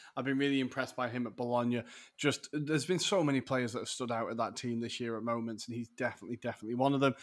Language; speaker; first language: English; native; English